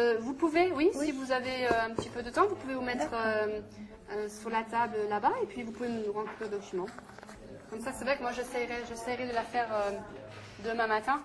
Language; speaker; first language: French; native; French